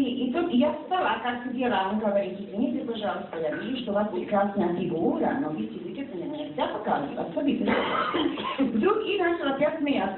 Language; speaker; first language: Russian; non-native, fluent; Serbian